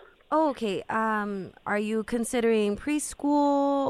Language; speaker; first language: English; native; English